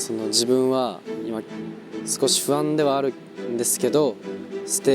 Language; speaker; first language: Japanese; native; Japanese